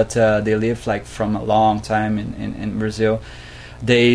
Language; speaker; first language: English; non-native, fluent; Portuguese